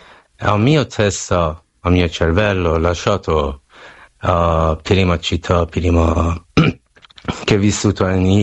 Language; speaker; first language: Italian; non-native, learner; Persian